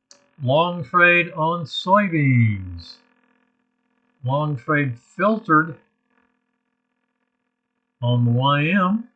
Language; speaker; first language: English; native; English